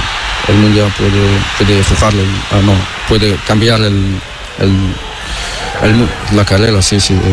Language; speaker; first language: Spanish; non-native, learner; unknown